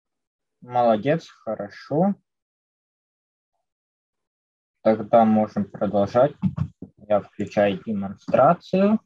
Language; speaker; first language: Russian; native; Russian